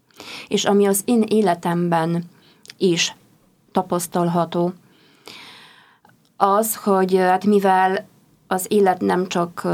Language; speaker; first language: Hungarian; non-native, fluent; Polish